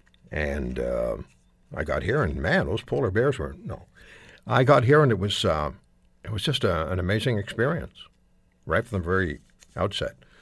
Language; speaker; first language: English; non-native, fluent; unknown